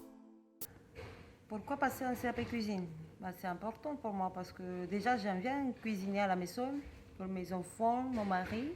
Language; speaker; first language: French; non-native, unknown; Spanish